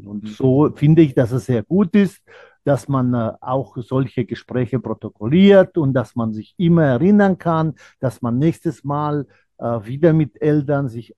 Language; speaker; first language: German; non-native, fluent; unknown